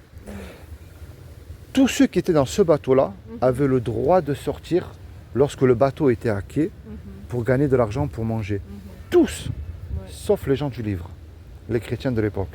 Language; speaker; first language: French; native; French